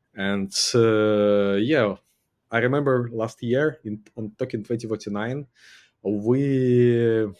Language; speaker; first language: English; non-native, fluent; Uzbek